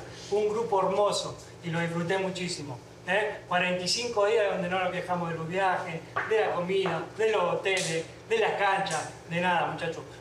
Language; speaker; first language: Spanish; native; Spanish